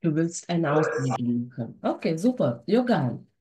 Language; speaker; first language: German; non-native, fluent; Sinhala